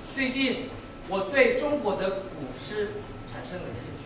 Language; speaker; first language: Chinese; non-native, learner; Korean